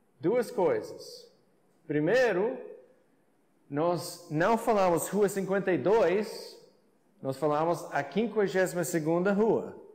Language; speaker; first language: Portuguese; non-native, fluent; English